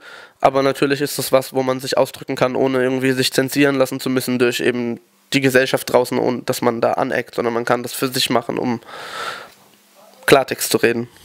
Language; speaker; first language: German; native; German